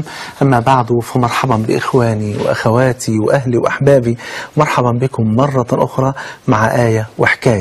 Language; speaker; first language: Arabic; native; Arabic